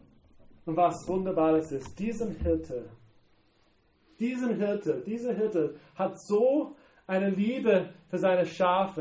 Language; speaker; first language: German; non-native, fluent; English